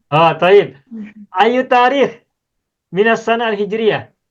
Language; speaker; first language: Arabic; non-native, fluent; Indonesian